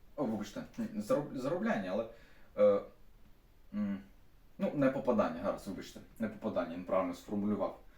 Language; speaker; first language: Ukrainian; non-native, local second language; Russian